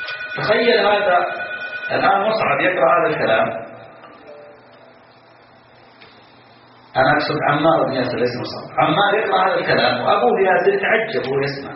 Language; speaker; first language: Arabic; native; Arabic